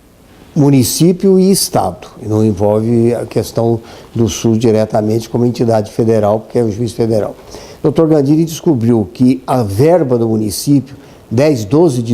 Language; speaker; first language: Portuguese; native; Portuguese